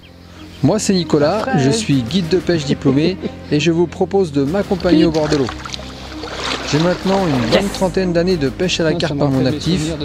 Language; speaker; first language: French; native; French